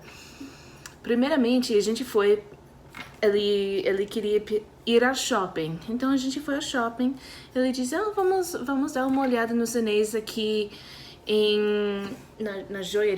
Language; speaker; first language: Portuguese; non-native, fluent; English